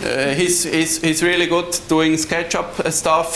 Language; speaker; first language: English; non-native, fluent; Swiss German